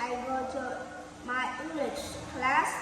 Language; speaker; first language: English; non-native, learner; Vietnamese